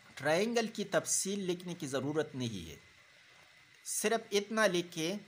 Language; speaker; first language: Urdu; non-native, local second language; Pashto